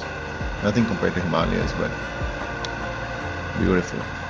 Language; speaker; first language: English; non-native, local second language; Malayalam